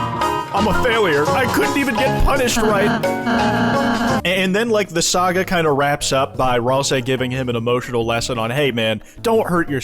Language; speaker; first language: English; native; English